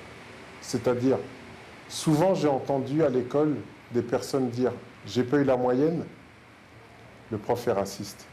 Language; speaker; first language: French; native; French